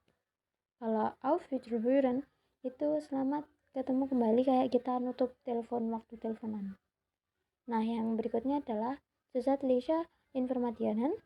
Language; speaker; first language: Indonesian; native; Indonesian